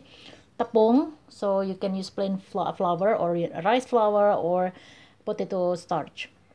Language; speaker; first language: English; non-native, learner; Indonesian